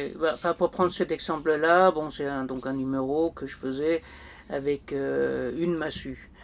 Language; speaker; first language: French; non-native, fluent; Danish